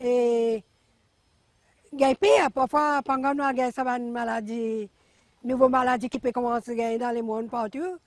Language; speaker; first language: French; non-native, learner; Morisyen